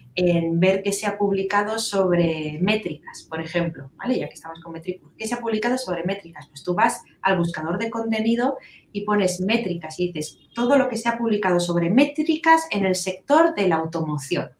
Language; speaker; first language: Spanish; native; Spanish